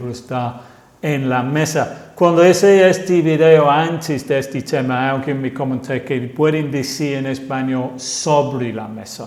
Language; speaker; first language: Spanish; non-native, fluent; English